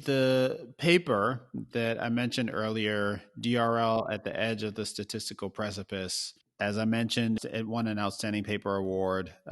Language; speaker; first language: English; native; English